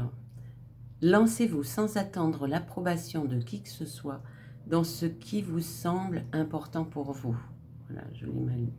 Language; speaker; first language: French; native; French